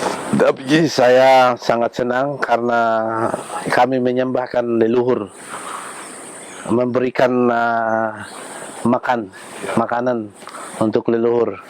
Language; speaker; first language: Indonesian; non-native, local second language; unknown